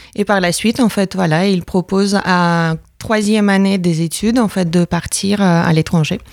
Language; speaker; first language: French; non-native, fluent; Latvian